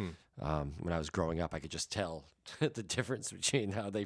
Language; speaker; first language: English; native; English